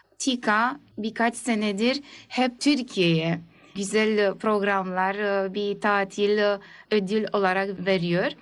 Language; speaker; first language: Turkish; early bilingual, heritage; Turkish